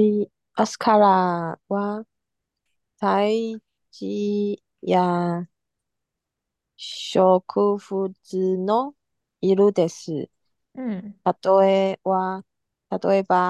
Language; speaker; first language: Japanese; non-native, learner; Chinese